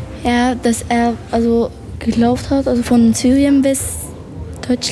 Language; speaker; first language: German; non-native, learner; Arabic